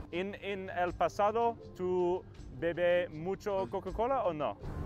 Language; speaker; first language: Spanish; non-native, learner; English